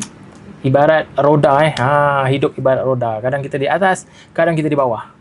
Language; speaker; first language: Malay; native; Malay